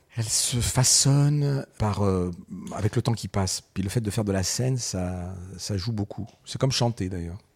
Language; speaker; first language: French; early bilingual, other home language; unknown